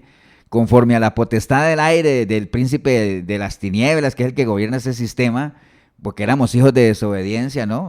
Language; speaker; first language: Spanish; native; Spanish